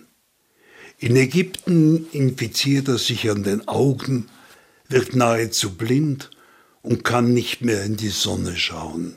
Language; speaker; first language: German; native; German